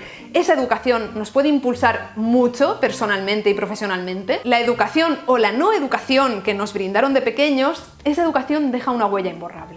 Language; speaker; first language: Spanish; native; Spanish